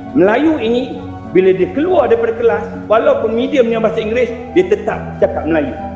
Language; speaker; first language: Malay; native; Malay